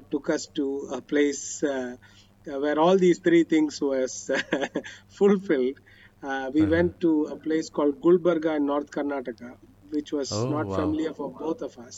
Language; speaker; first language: English; non-native, local second language; Malayalam